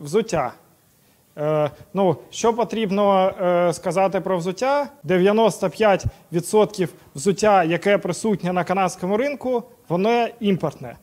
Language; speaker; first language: Ukrainian; non-native, local second language; Russian